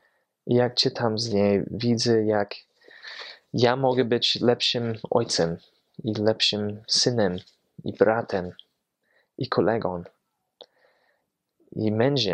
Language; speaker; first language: Polish; non-native, fluent; English